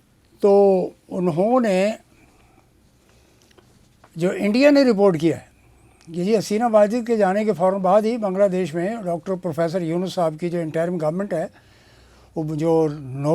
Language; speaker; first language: Urdu; native; Urdu